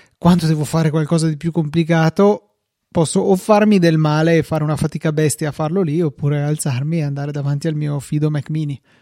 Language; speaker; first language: Italian; native; Italian